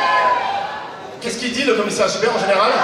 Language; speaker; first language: French; native; French